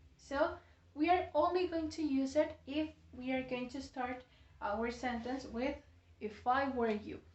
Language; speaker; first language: English; non-native, fluent; Spanish